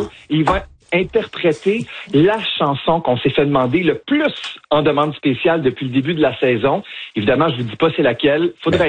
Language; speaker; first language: French; native; French